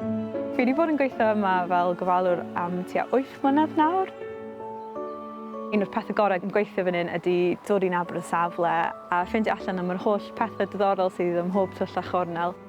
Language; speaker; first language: Welsh; native; Welsh